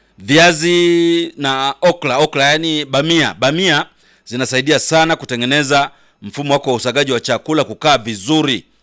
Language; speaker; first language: Swahili; native; Swahili